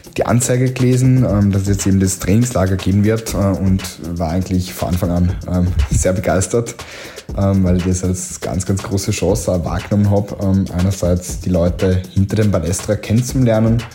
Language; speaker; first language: German; native; German